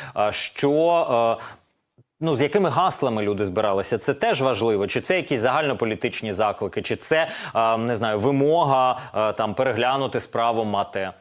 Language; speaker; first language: Ukrainian; native; Ukrainian